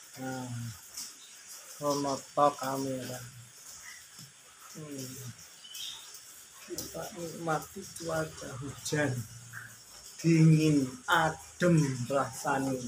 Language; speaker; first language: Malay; non-native, local second language; Javanese